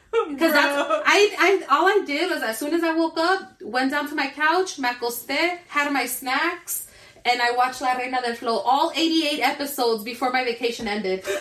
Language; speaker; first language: English; early bilingual, other home language; Spanish